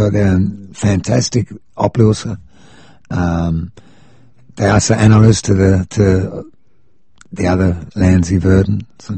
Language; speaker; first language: Danish; non-native, fluent; English